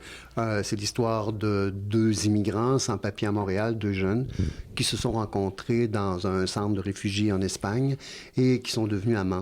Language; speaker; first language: French; native; French